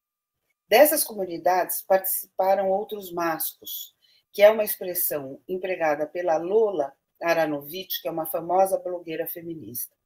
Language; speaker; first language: Portuguese; native; Portuguese